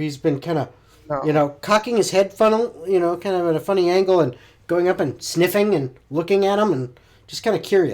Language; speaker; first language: English; native; English